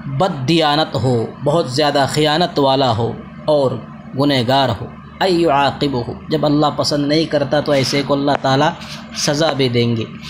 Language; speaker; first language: Urdu; native; Urdu